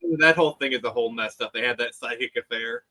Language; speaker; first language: English; native; English